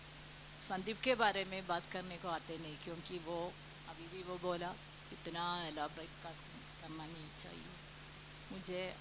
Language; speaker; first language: Hindi; non-native, local second language; Malayalam